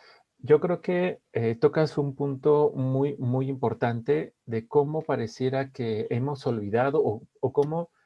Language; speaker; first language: Spanish; native; Spanish